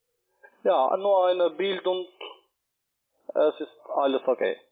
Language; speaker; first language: German; non-native, learner; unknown